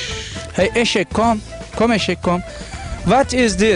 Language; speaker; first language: English; non-native, learner; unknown